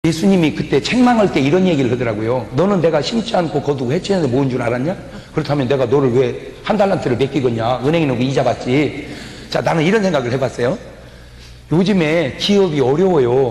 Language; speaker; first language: Korean; native; Korean